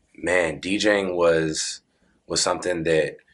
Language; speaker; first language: English; native; English